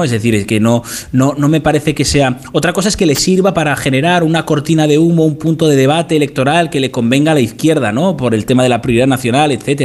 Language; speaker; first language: Spanish; native; Spanish